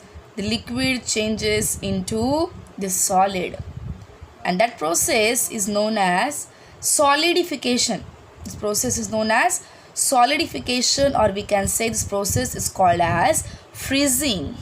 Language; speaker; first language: English; non-native, local second language; Hindi